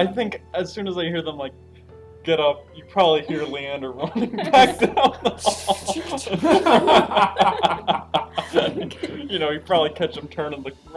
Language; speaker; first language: English; native; English